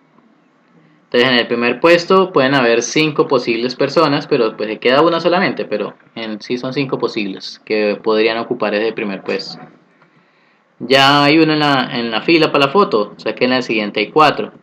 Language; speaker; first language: Spanish; native; Spanish